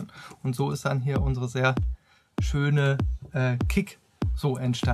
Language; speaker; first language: German; native; German